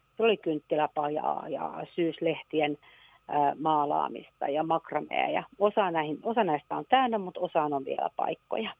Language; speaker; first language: Finnish; native; Finnish